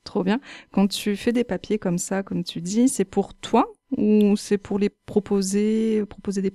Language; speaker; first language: French; native; French